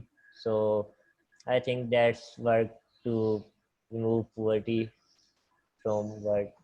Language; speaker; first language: English; non-native, learner; Punjabi